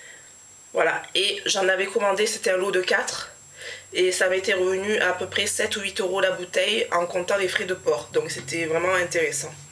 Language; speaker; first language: French; native; French